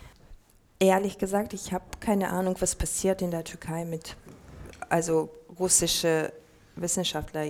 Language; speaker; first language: German; non-native, fluent; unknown